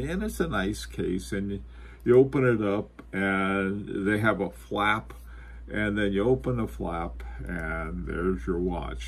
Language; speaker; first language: English; native; English